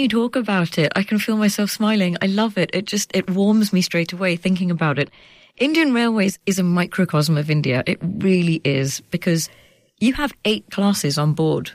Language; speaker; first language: English; native; English